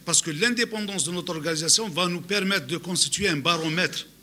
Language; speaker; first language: French; non-native, local second language; Arabic